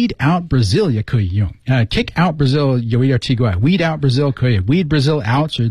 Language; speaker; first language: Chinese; non-native, fluent; English